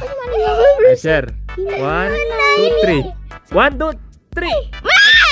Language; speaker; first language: English; non-native, fluent; Indonesian